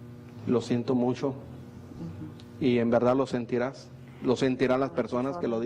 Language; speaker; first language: Spanish; native; Spanish